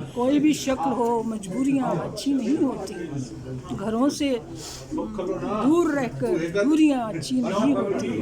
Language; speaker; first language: Urdu; non-native, local second language; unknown